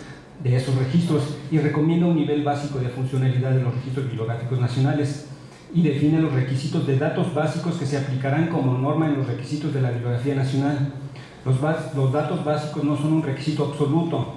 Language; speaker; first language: Spanish; native; Spanish